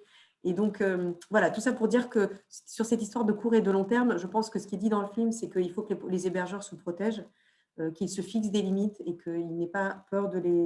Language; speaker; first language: French; native; French